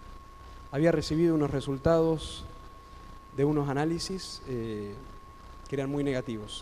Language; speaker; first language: Spanish; native; Spanish